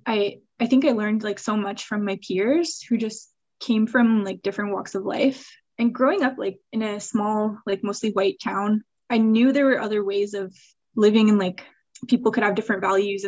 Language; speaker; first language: English; early bilingual, other home language; Swiss German